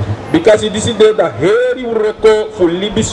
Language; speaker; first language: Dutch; non-native, local second language; Sranan Tongo